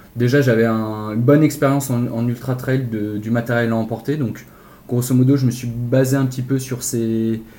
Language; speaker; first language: French; native; French